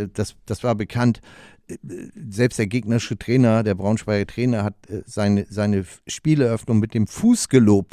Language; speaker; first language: German; native; German